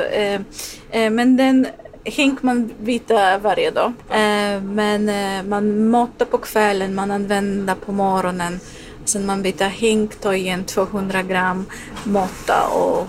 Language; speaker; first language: Swedish; non-native, learner; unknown